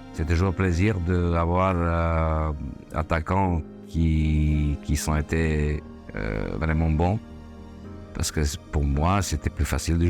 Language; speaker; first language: French; non-native, fluent; Serbian